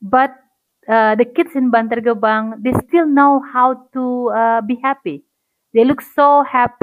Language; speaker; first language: English; non-native, fluent; Indonesian